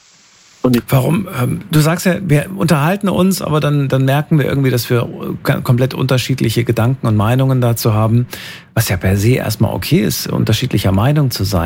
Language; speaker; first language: German; native; German